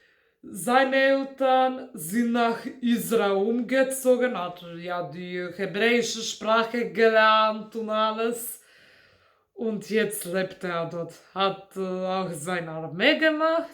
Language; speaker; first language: German; non-native, fluent; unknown